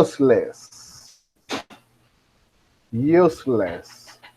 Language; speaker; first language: English; non-native, fluent; Spanish